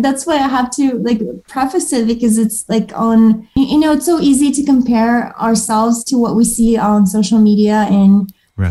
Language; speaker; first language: English; early bilingual, other home language; Romanian